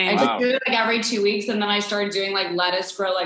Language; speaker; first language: English; non-native, fluent; French